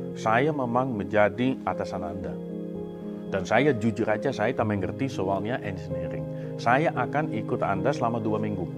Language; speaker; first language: Indonesian; non-native, fluent; Dutch